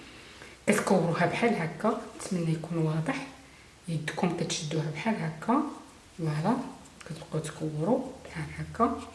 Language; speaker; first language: Arabic; native; Arabic